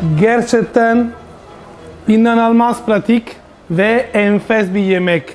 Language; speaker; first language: Turkish; non-native, learner; Italian